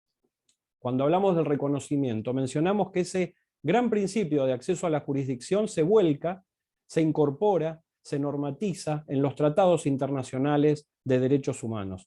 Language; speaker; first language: Spanish; native; Spanish